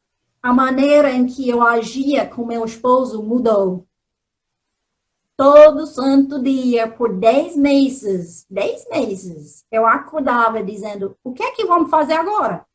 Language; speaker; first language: Portuguese; non-native, fluent; English